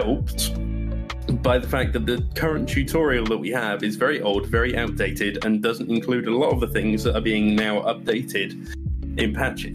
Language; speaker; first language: English; native; English